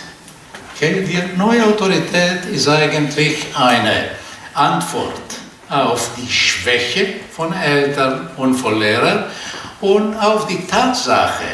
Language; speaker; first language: German; non-native, fluent; Portuguese